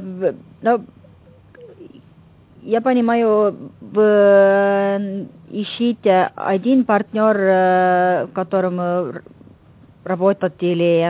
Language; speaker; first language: Russian; non-native, learner; Estonian